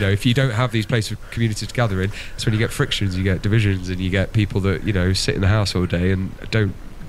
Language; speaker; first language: English; native; English